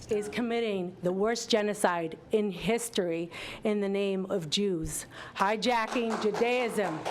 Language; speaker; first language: English; non-native, fluent; Arabic